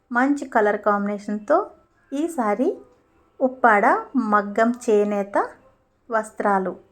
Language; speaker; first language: Telugu; native; Telugu